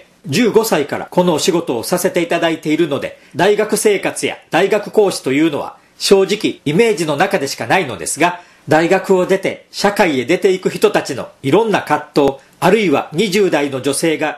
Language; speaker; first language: Japanese; native; Japanese